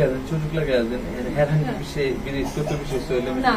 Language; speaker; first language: Turkish; non-native, fluent; Bangla